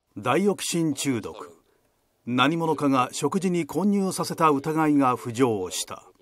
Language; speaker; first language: Japanese; native; Japanese